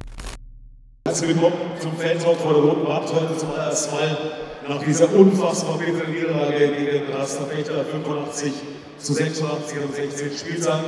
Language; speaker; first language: German; native; German